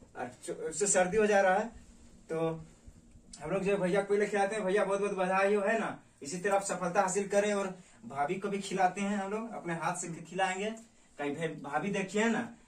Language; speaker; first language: Hindi; native; Hindi